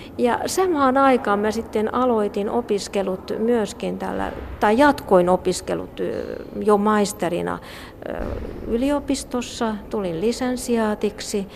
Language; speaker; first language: Finnish; non-native, fluent; Hungarian